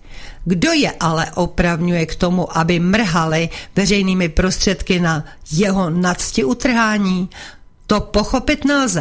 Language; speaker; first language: Czech; native; Czech